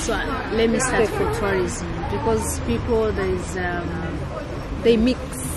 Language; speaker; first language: English; non-native, local second language; Kinyarwanda